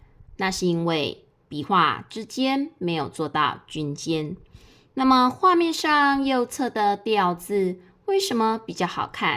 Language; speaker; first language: Chinese; native; Chinese